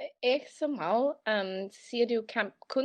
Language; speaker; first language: Danish; non-native, learner; English